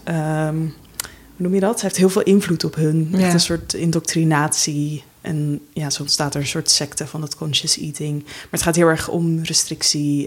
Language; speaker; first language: Dutch; native; Dutch